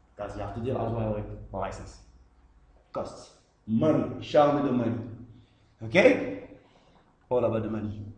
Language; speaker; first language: English; non-native, fluent; Arabic